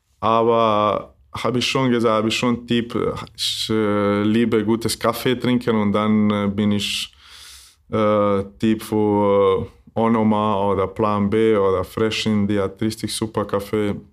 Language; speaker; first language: German; non-native, learner; Bosnian